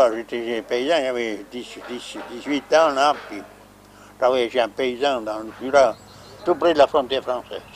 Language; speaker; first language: French; non-native, local second language; Swiss German